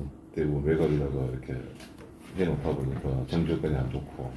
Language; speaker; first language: Korean; native; Korean